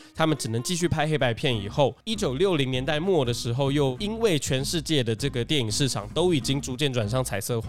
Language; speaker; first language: Chinese; non-native, local second language; Min Nan Chinese